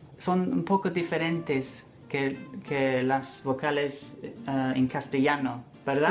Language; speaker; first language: Spanish; non-native, fluent; English